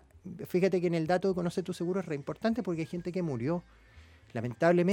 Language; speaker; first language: Spanish; native; Spanish